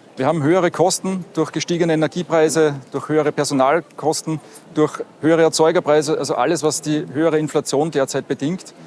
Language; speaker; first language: German; native; German